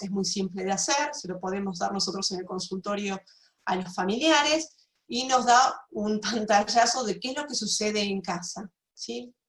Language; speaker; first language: Spanish; native; Spanish